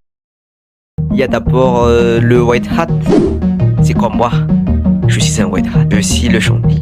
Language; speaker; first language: French; non-native, local second language; Malagasy